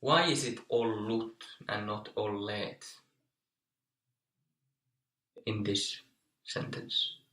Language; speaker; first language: English; non-native, fluent; Finnish